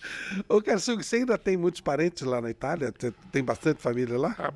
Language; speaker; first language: Portuguese; native; Portuguese